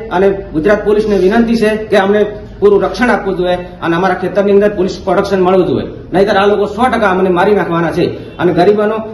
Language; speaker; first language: Gujarati; native; Gujarati